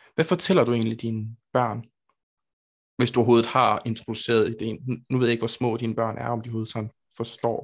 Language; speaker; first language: Danish; native; Danish